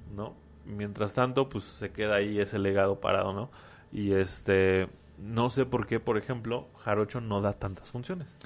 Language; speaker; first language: Spanish; native; Spanish